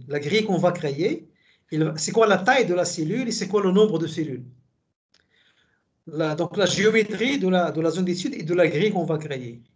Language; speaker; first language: French; native; French